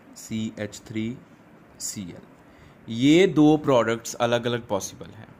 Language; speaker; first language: Hindi; non-native, local second language; Punjabi